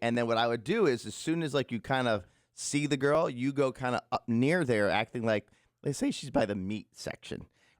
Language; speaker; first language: English; native; English